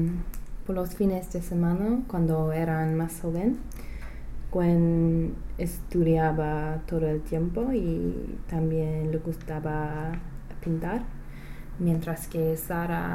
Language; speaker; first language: Spanish; non-native, learner; English